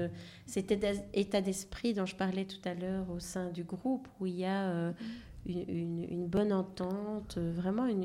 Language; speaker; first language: French; native; French